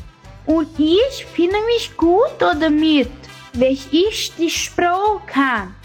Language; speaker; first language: German; early bilingual, heritage; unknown